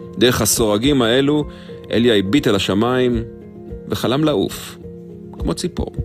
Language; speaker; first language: Hebrew; native; Hebrew